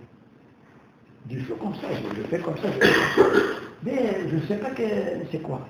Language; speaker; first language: French; non-native, local second language; Kabyle